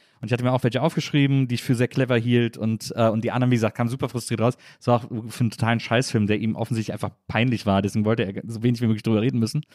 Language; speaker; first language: German; native; German